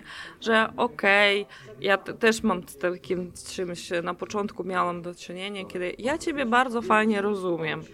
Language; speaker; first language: Polish; non-native, fluent; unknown